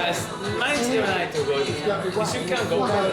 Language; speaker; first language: Japanese; non-native, learner; English